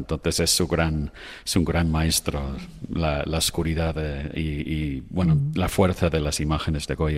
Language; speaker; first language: Spanish; non-native, fluent; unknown